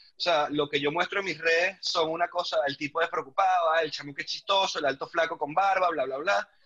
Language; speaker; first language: Spanish; native; Spanish